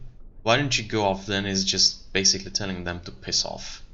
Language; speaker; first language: English; non-native, fluent; German